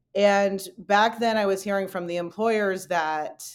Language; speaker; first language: English; native; English